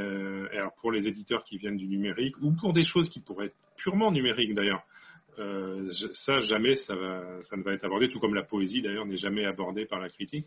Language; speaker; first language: French; native; French